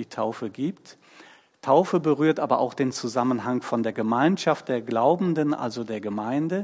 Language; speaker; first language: German; native; German